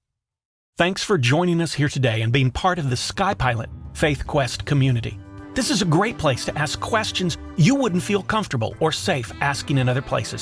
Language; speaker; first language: English; native; English